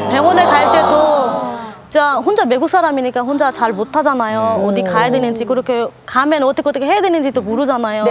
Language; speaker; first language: Korean; non-native, fluent; Bangla